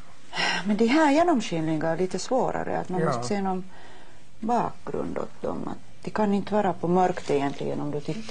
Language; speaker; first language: Swedish; native; Swedish